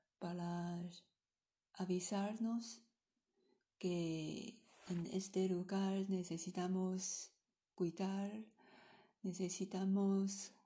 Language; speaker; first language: Spanish; non-native, learner; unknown